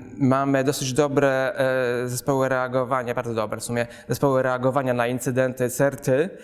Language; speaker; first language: Polish; native; Polish